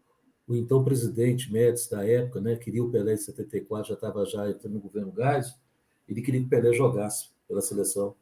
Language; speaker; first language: Portuguese; native; Portuguese